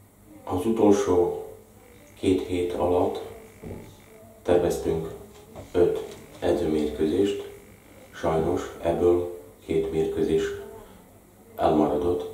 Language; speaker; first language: Hungarian; non-native, fluent; Slovak